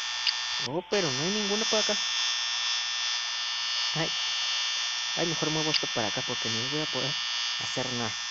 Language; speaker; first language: Spanish; native; Spanish